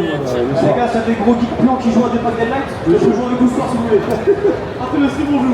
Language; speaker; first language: French; native; French